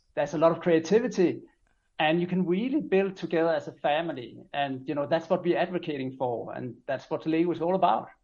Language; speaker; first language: English; non-native, fluent; Danish